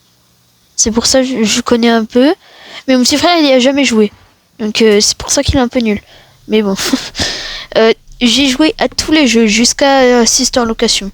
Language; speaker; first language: French; native; French